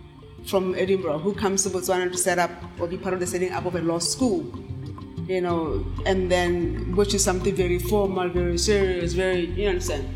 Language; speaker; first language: English; non-native, local second language; Tswana